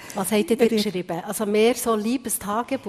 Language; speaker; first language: German; native; German